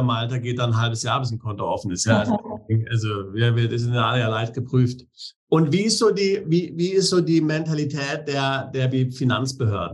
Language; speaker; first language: German; native; German